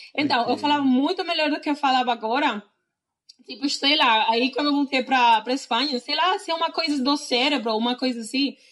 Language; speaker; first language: Portuguese; non-native, fluent; Spanish